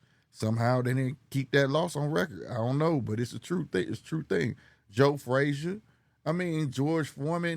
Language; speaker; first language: English; native; English